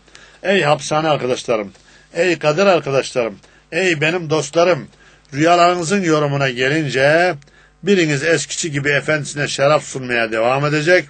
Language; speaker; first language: Turkish; native; Turkish